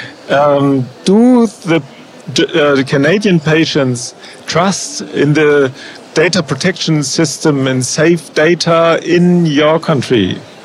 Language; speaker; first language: English; non-native, fluent; German